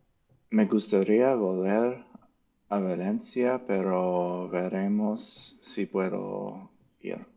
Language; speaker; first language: Spanish; non-native, learner; English